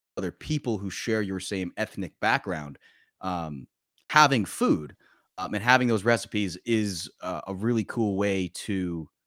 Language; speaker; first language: English; early bilingual, other home language; Korean